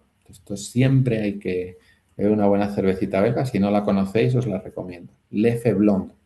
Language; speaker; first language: Spanish; native; Spanish